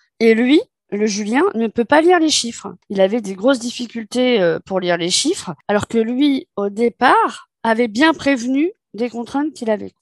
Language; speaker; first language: French; native; French